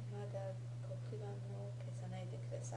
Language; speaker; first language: Japanese; non-native, learner; English